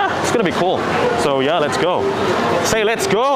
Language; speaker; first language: English; non-native, fluent; Indonesian